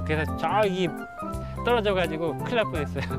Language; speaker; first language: Korean; native; Korean